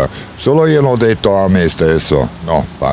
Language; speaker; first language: Italian; non-native, learner; German